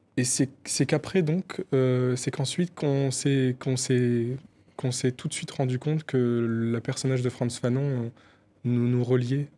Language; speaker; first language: French; native; French